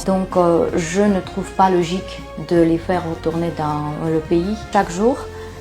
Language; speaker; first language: French; non-native, fluent; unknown